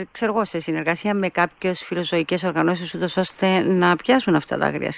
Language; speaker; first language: Greek; native; Greek